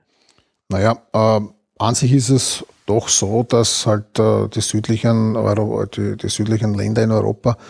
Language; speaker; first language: German; native; German